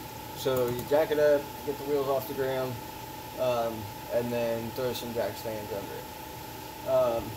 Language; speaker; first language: English; native; English